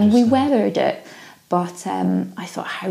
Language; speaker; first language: English; native; English